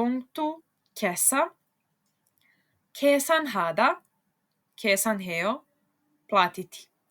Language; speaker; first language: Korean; non-native, fluent; Serbian